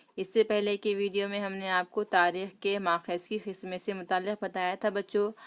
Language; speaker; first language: Urdu; native; Urdu